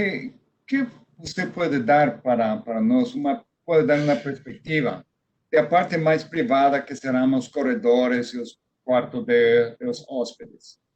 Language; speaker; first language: Portuguese; non-native, fluent; Spanish